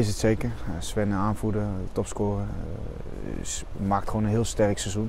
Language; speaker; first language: Dutch; native; Dutch